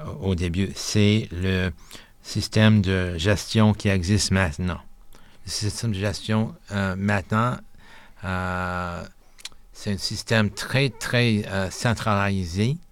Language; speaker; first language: French; non-native, local second language; English